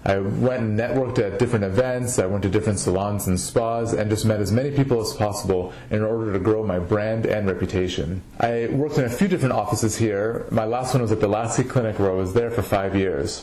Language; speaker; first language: English; native; English